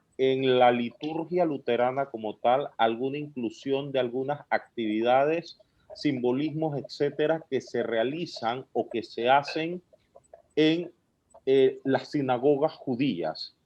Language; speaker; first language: Spanish; native; Spanish